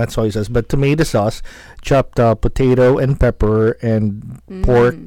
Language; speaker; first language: English; non-native, local second language; Filipino